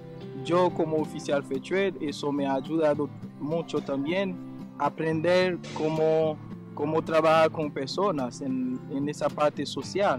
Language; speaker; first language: Spanish; non-native, fluent; Haitian Creole